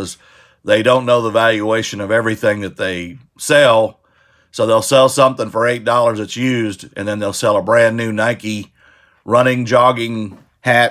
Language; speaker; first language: English; native; English